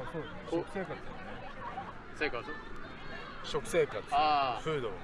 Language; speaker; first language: Japanese; native; Japanese